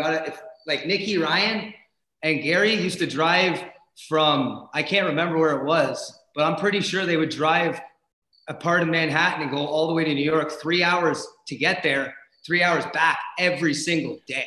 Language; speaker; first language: English; native; English